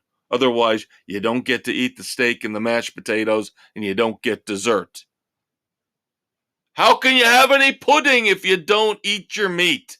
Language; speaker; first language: English; native; English